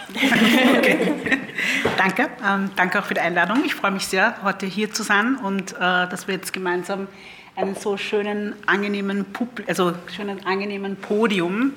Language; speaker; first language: German; early bilingual, other home language; Lingala